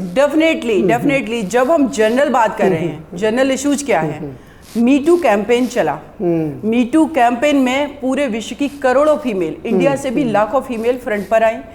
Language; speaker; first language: Hindi; native; Hindi